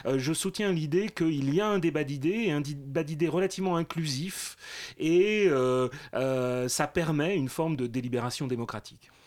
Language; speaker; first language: French; native; French